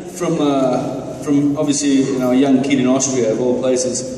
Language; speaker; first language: English; native; English